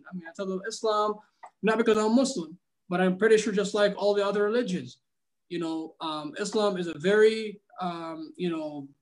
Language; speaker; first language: English; non-native, fluent; Arabic